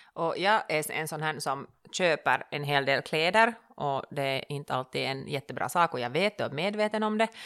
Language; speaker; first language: Swedish; native; Swedish